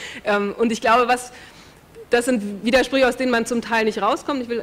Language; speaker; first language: German; native; German